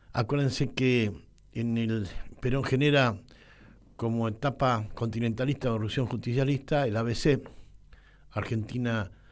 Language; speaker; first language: Spanish; native; Spanish